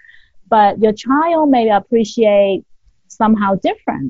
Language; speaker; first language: English; non-native, local second language; Cantonese